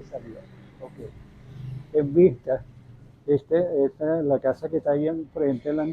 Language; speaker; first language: Spanish; native; Spanish